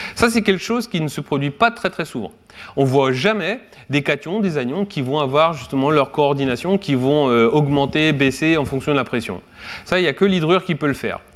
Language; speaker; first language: French; native; French